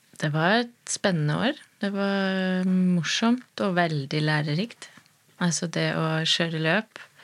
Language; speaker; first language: Norwegian; non-native, fluent; German